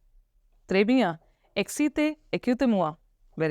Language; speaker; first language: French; non-native, fluent; Hindi